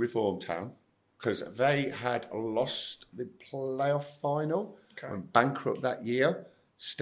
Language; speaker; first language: English; native; English